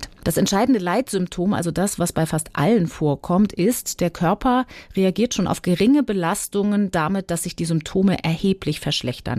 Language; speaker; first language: German; native; German